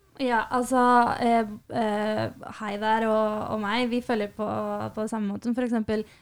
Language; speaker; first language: Norwegian; non-native, fluent; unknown